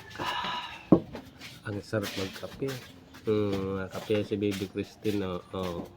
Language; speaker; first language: Filipino; non-native, local second language; Bikol